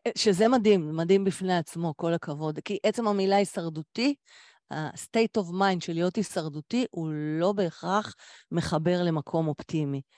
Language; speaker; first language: Hebrew; native; Hebrew